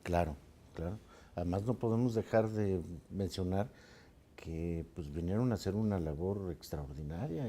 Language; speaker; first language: Spanish; native; Spanish